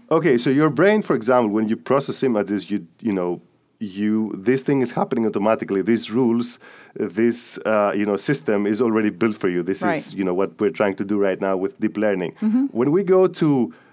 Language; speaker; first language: English; non-native, fluent; Greek